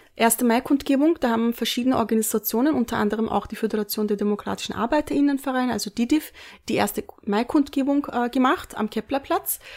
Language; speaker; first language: German; early bilingual, other home language; Turkish